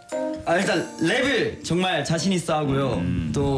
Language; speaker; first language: Korean; native; Korean